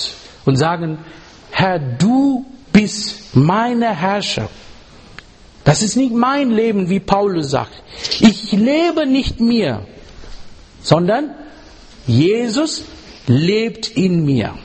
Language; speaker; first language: German; non-native, learner; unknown